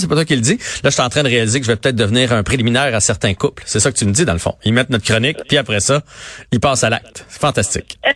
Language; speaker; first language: French; native; French